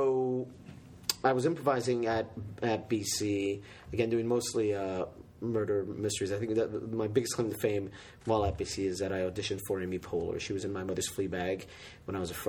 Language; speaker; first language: English; native; English